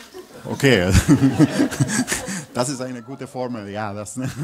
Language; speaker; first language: German; non-native, fluent; Polish